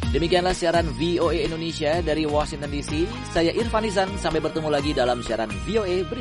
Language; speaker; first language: Indonesian; native; Indonesian